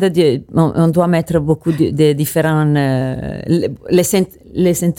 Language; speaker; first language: French; non-native, learner; Italian